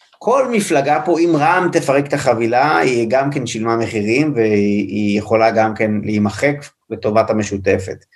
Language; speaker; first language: Hebrew; native; Hebrew